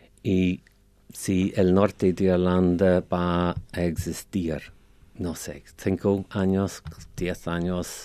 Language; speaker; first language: Spanish; non-native, fluent; English